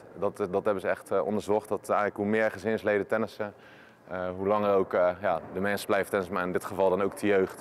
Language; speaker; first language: Dutch; native; Dutch